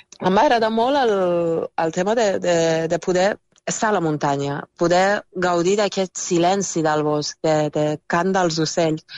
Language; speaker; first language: Catalan; non-native, fluent; Persian